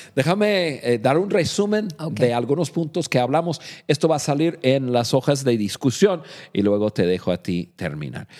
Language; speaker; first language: Spanish; non-native, fluent; English